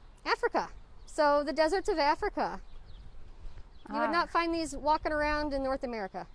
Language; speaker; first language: English; native; English